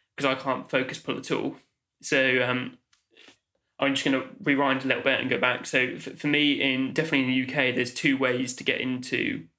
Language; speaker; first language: English; native; English